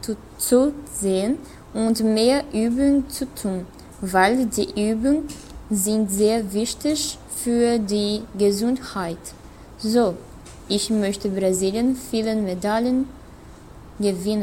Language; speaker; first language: German; non-native, learner; Portuguese